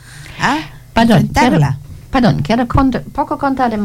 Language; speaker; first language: Spanish; non-native, learner; German